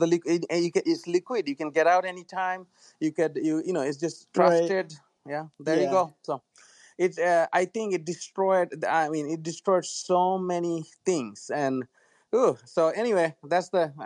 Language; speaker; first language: English; non-native, local second language; Bangla